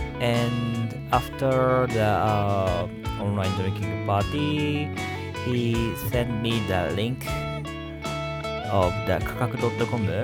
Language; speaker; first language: English; non-native, learner; Japanese